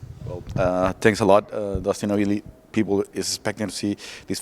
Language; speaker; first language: English; non-native, fluent; Spanish